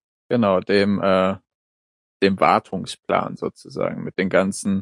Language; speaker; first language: German; native; German